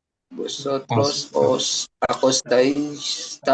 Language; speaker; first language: Spanish; non-native, learner; Filipino